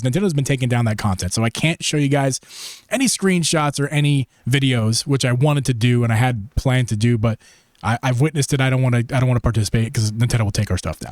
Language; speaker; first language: English; native; English